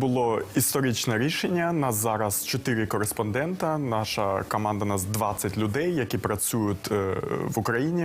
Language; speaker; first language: Ukrainian; non-native, local second language; Russian